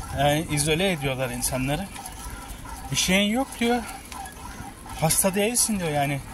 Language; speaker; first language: Turkish; early bilingual, heritage; Turkish